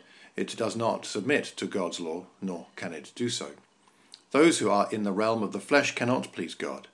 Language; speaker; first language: English; native; English